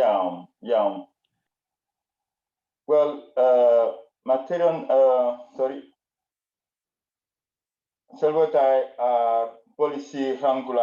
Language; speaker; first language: Welsh; non-native, learner; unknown